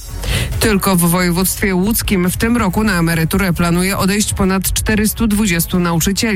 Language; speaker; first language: Polish; native; Polish